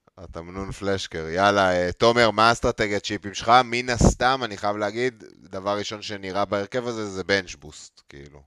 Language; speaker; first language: Hebrew; native; Hebrew